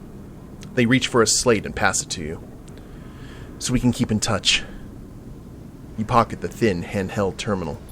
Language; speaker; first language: English; native; English